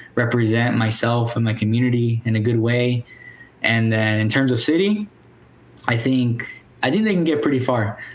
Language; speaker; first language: English; native; English